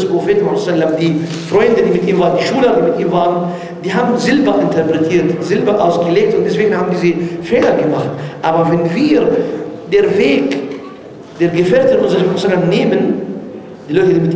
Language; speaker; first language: German; non-native, learner; Arabic